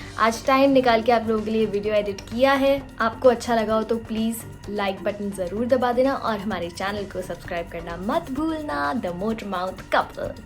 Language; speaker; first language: Hindi; native; Hindi